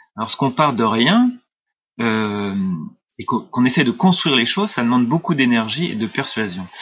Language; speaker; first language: French; native; French